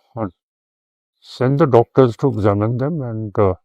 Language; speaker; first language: English; non-native, local second language; Punjabi